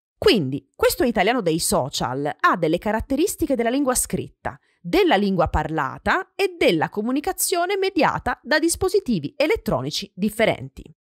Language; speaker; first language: Italian; native; Italian